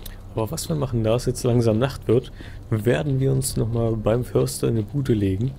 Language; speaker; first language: German; native; German